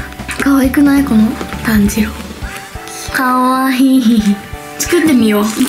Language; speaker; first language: Japanese; native; Japanese